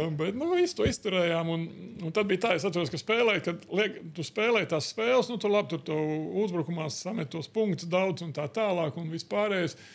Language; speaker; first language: Latvian; native; Latvian